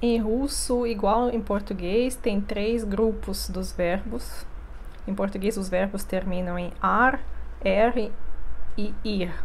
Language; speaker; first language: Portuguese; non-native, fluent; Russian